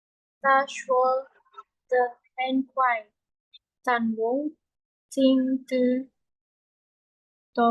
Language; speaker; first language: Chinese; non-native, learner; Indonesian